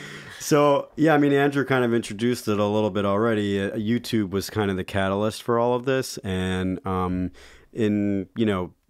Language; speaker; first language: English; native; English